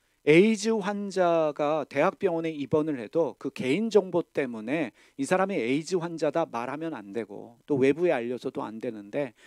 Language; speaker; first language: Korean; native; Korean